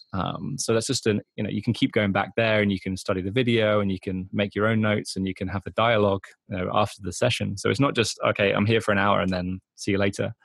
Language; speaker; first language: English; native; English